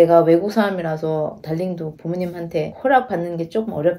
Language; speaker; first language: Korean; non-native, fluent; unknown